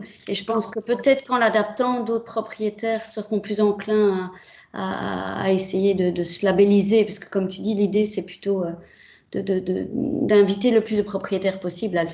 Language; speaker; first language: French; native; French